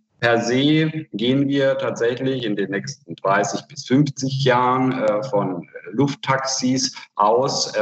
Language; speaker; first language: German; non-native, fluent; Hungarian